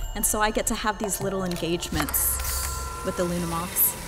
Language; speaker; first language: English; native; English